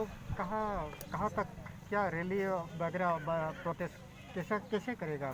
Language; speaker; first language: Hindi; non-native, local second language; Kok Borok